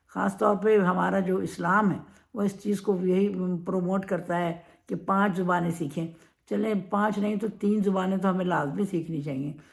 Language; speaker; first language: Urdu; native; Urdu